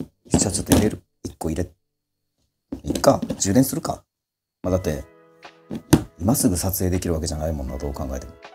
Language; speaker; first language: Japanese; native; Japanese